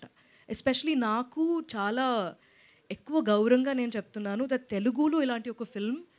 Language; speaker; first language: Telugu; non-native, local second language; Malayalam